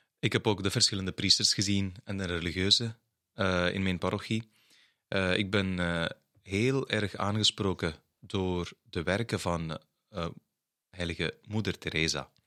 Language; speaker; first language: Dutch; non-native, fluent; Tamil